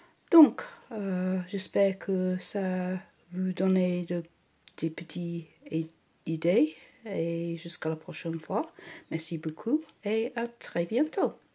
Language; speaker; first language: French; non-native, fluent; English